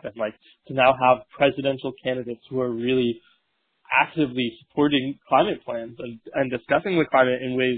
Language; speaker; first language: English; native; English